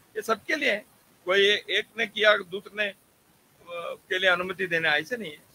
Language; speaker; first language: Hindi; non-native, local second language; Kannada